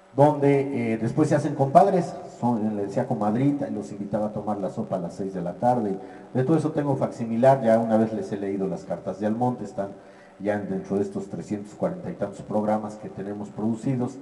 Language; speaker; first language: Spanish; native; Spanish